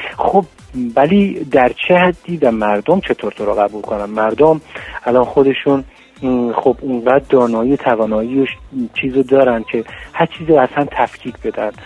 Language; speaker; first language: Persian; non-native, local second language; Central Kurdish